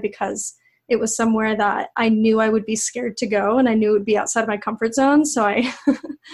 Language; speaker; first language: English; native; English